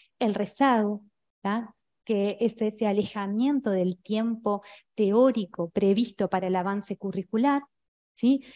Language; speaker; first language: Spanish; native; Spanish